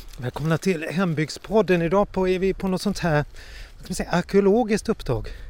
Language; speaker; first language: Swedish; native; Swedish